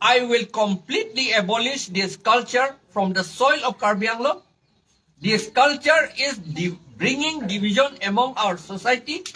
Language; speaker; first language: English; non-native, local second language; Karbi